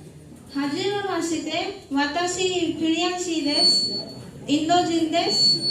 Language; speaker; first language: Japanese; non-native, learner; Hindi